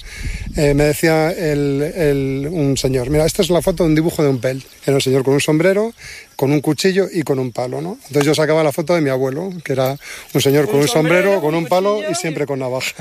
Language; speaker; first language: Spanish; native; Spanish